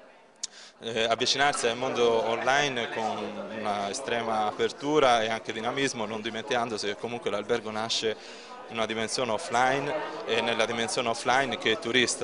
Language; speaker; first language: Italian; native; Italian